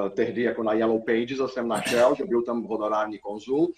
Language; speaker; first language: Czech; non-native, fluent; Portuguese